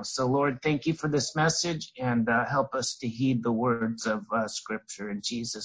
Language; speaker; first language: English; native; English